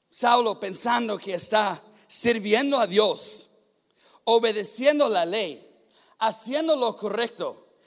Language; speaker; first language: Spanish; non-native, fluent; English